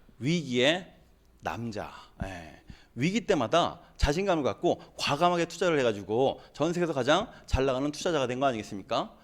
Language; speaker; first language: Korean; native; Korean